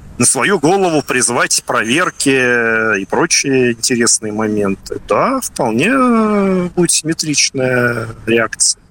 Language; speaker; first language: Russian; native; Russian